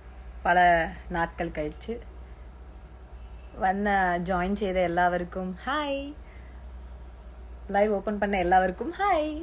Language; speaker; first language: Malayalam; early bilingual, heritage; Malayalam